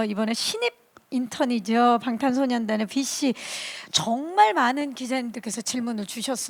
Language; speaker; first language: Korean; native; Korean